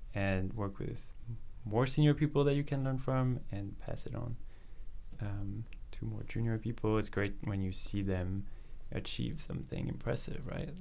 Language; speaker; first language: English; non-native, fluent; French